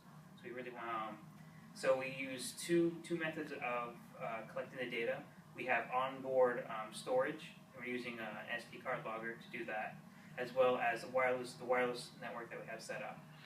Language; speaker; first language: English; native; English